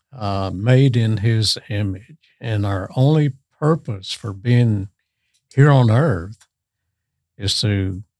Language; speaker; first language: English; native; English